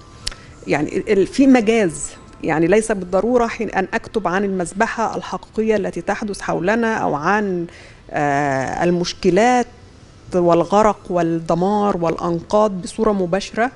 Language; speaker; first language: Arabic; native; Arabic